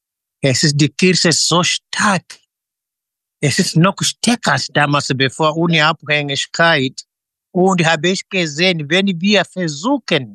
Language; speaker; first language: German; non-native, fluent; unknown